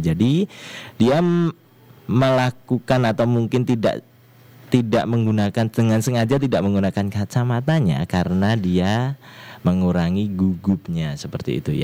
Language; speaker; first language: Indonesian; native; Indonesian